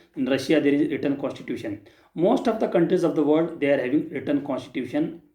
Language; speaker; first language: English; non-native, local second language; Kannada